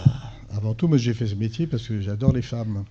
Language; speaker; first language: French; native; French